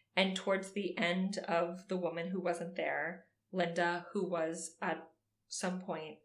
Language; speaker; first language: English; native; English